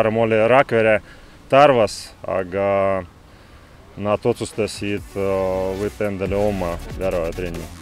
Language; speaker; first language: Estonian; non-native, local second language; Russian